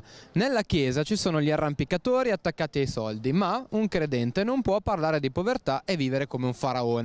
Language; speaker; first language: Italian; native; Italian